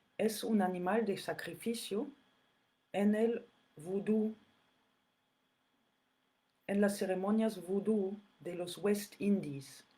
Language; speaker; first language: Spanish; non-native, fluent; French